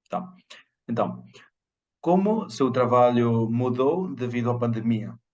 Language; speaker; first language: Portuguese; non-native, fluent; Spanish